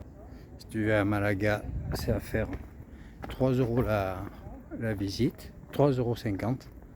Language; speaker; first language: French; native; French